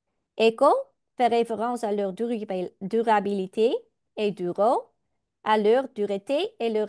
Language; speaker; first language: French; non-native, learner; Dutch